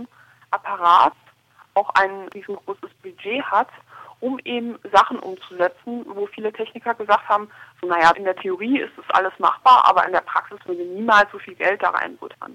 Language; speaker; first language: German; native; German